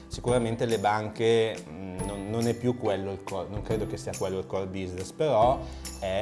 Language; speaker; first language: Italian; native; Italian